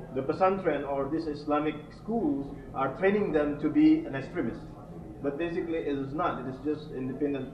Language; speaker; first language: English; non-native, fluent; Indonesian